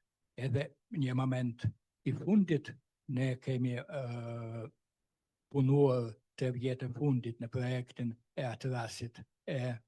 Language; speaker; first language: Albanian; non-native, fluent; Russian